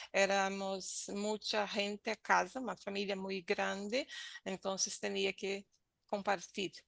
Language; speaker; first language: Spanish; non-native, learner; Portuguese